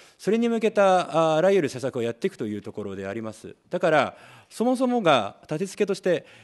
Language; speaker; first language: Japanese; native; Japanese